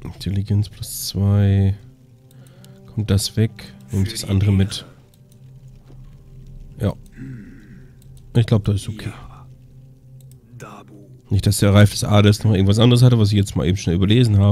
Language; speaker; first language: German; native; German